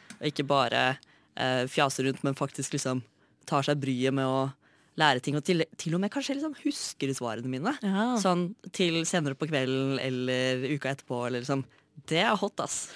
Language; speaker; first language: Norwegian; native; Norwegian